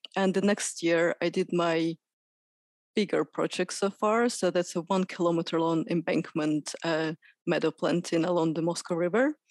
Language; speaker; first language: English; non-native, fluent; Russian